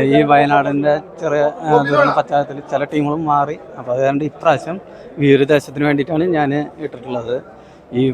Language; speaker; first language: Malayalam; native; Malayalam